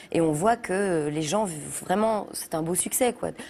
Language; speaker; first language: French; native; French